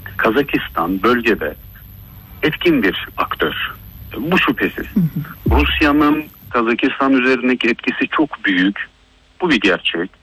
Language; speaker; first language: Turkish; early bilingual, heritage; Turkish